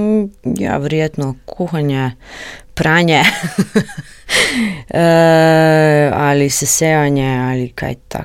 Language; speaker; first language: Slovenian; non-native, learner; Croatian